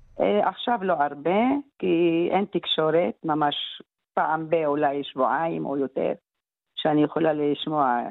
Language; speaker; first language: Hebrew; non-native, local second language; Arabic